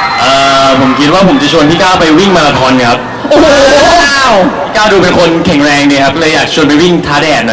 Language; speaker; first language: Thai; native; Thai